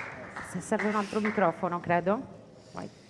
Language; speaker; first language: Italian; native; Italian